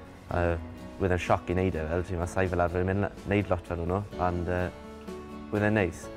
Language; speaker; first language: Welsh; native; Welsh